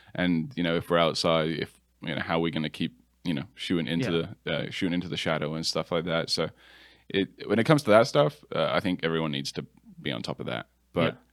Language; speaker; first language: English; native; English